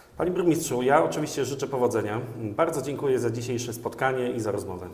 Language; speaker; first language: Polish; native; Polish